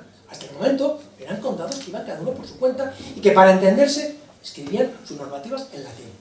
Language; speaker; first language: Spanish; native; Spanish